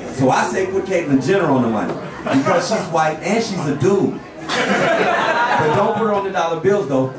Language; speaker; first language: English; native; English